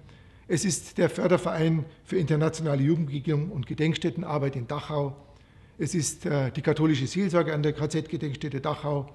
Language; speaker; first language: German; native; German